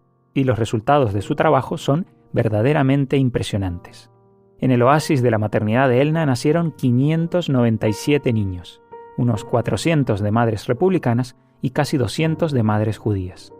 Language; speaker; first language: Spanish; native; Spanish